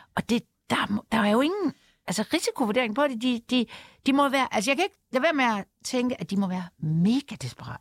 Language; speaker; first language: Danish; native; Danish